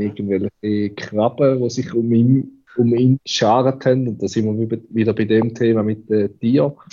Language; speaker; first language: German; native; German